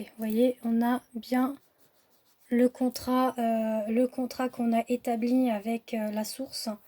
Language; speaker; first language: French; native; French